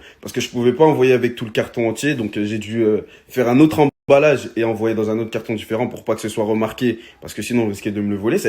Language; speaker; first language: French; native; French